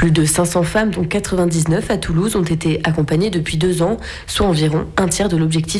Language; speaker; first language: French; native; French